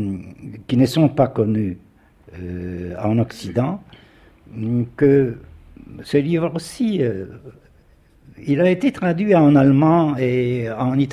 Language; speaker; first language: French; non-native, fluent; Polish